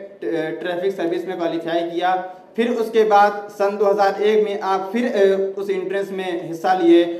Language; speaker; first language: Urdu; native; Urdu